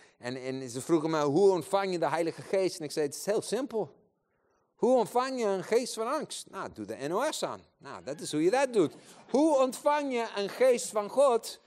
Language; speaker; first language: Dutch; non-native, fluent; English